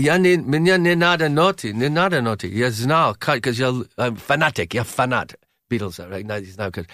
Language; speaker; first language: Russian; non-native, learner; English